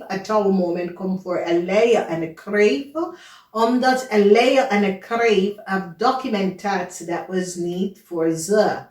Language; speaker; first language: Dutch; non-native, fluent; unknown